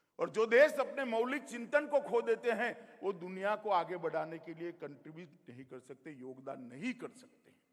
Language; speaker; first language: Hindi; non-native, local second language; Gujarati